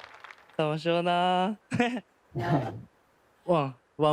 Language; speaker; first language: Chinese; non-native, fluent; Japanese